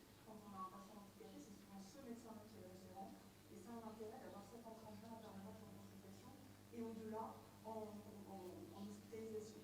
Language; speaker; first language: French; native; French